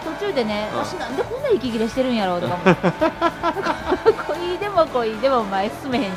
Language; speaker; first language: Japanese; native; Japanese